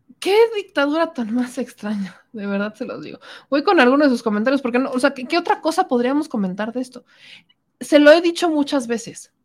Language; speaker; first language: Spanish; native; Spanish